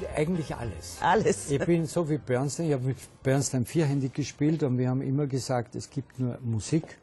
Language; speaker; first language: German; native; German